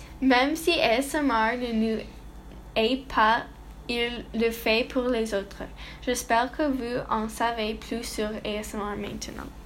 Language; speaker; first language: French; non-native, learner; English